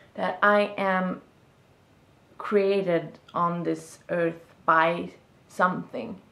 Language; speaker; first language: English; non-native, fluent; Swedish